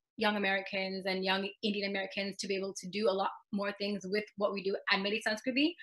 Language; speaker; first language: English; native; English